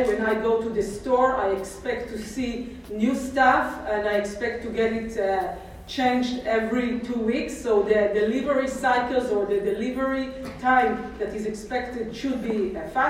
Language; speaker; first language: English; non-native, fluent; Hebrew